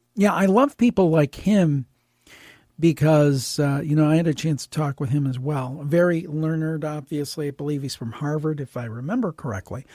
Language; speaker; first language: English; native; English